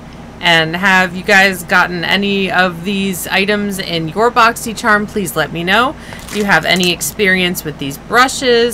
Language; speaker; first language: English; native; English